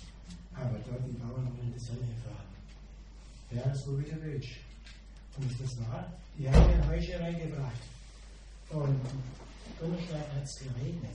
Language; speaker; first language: German; non-native, fluent; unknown